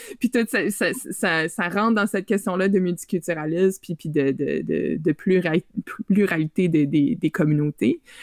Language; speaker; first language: French; native; French